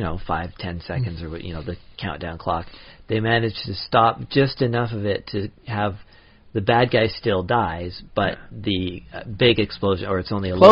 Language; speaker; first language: English; native; English